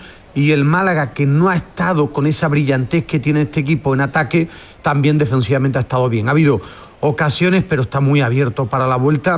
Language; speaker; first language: Spanish; native; Spanish